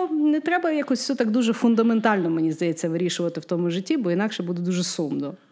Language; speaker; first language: Ukrainian; native; Ukrainian